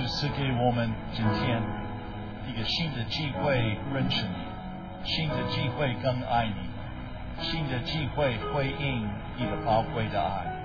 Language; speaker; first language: Chinese; non-native, fluent; English